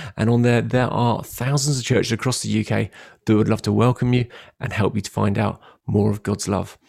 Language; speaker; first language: English; native; English